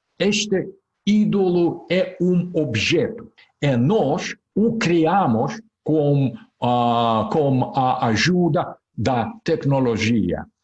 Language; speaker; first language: Portuguese; non-native, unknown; Russian